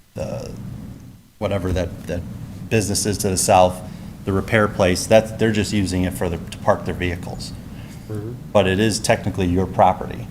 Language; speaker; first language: English; native; English